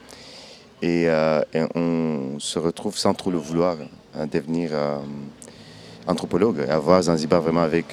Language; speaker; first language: French; non-native, local second language; Kinyarwanda